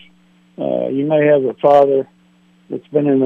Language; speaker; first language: English; native; English